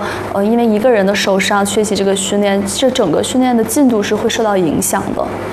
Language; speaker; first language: Chinese; native; Chinese